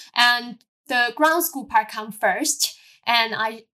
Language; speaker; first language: English; non-native, local second language; Cantonese